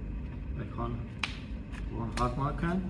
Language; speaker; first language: Dutch; non-native, learner; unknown